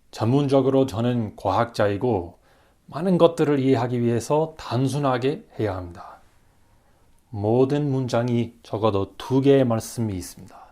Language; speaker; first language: Korean; non-native, learner; English